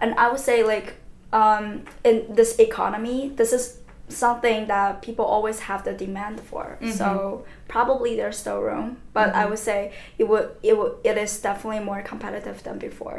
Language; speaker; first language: English; non-native, fluent; Chinese